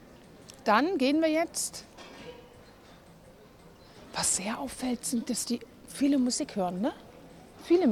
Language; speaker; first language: German; native; German